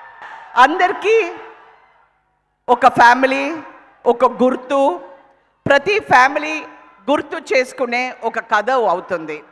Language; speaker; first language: Telugu; non-native, fluent; Tamil